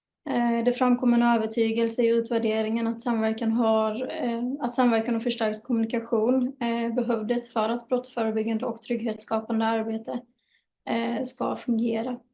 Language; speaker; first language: Swedish; native; Swedish